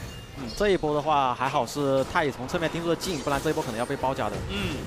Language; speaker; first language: Chinese; native; Chinese